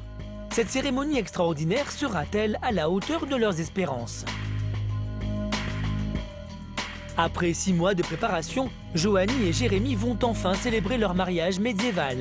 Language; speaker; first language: French; native; French